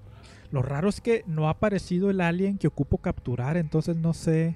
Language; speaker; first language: Spanish; native; Spanish